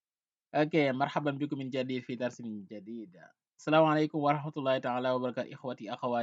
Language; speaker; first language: Arabic; non-native, fluent; Wolof